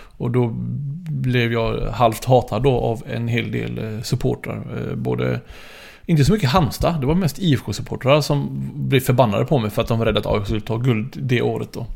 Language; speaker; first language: Swedish; early bilingual, other home language; Arabic